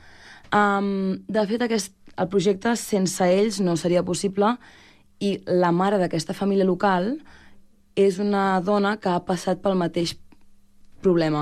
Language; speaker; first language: Catalan; native; Catalan